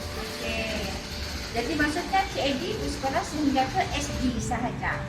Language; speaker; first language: Malay; native; Malay